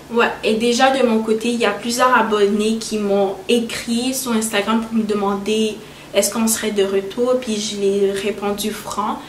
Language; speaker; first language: French; early bilingual, other home language; Haitian Creole